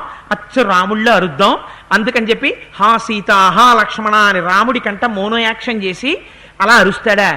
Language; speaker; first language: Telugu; native; Telugu